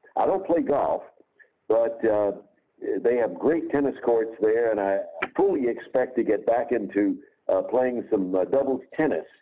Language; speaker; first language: English; native; English